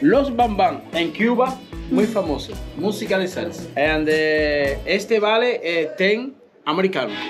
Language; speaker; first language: Spanish; non-native, learner; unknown